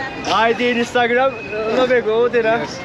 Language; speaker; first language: English; non-native, learner; Azerbaijani